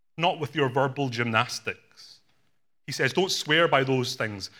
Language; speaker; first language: English; native; English